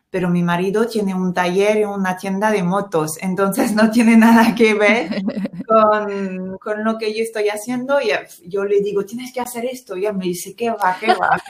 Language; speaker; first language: Spanish; non-native, fluent; French